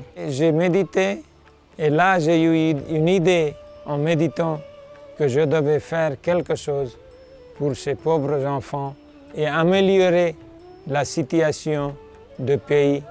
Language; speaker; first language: French; non-native, fluent; Nepali